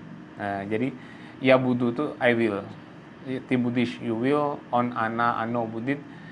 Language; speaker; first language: Indonesian; native; Indonesian